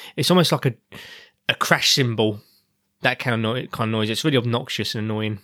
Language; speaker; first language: English; native; English